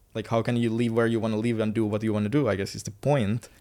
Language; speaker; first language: English; non-native, fluent; Finnish